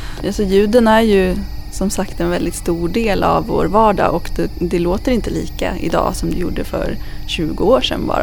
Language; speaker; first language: Swedish; native; Swedish